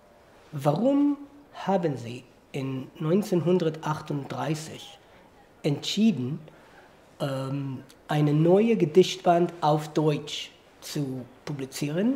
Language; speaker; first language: German; non-native, fluent; Hebrew